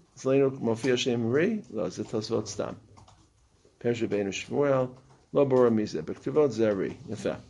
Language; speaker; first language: Hebrew; non-native, fluent; English